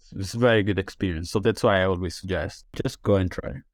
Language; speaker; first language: English; non-native, fluent; Italian